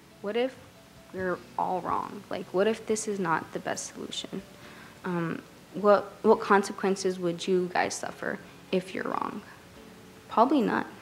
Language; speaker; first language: English; native; English